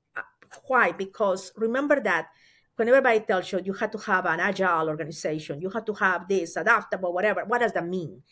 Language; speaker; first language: English; non-native, fluent; Spanish